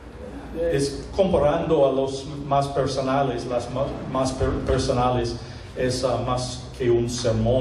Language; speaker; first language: Spanish; non-native, fluent; English